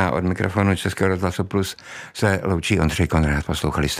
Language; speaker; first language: Czech; native; Czech